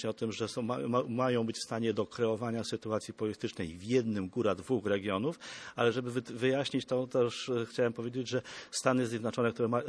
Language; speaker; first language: Polish; native; Polish